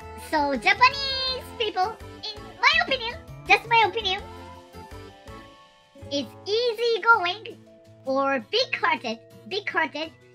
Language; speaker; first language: English; non-native, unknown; Japanese